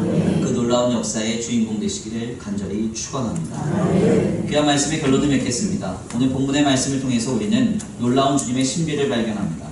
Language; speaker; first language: Korean; native; Korean